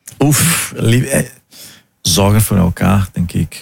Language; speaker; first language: Dutch; non-native, learner; Portuguese